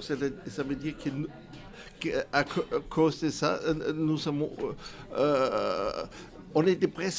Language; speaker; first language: French; non-native, fluent; German